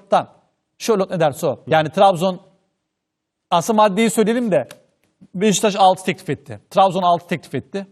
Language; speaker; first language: Turkish; native; Turkish